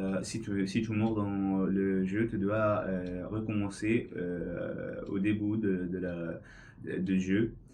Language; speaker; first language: French; non-native, learner; English